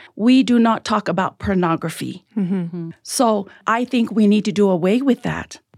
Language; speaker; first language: English; early bilingual, other home language; Tongan